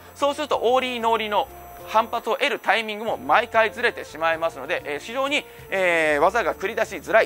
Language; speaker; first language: Japanese; native; Japanese